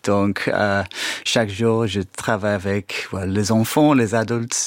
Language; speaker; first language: French; non-native, learner; English